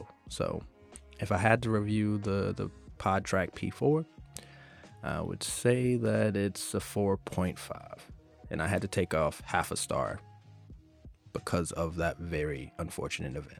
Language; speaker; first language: English; native; English